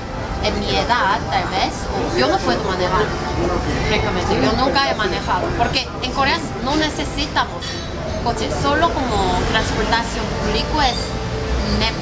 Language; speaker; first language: Spanish; non-native, learner; Korean